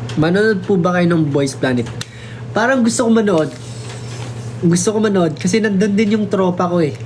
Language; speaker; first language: Filipino; non-native, local second language; Waray